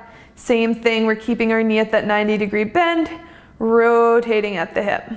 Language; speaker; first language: English; native; English